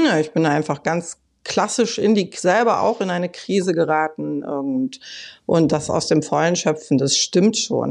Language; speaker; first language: German; native; German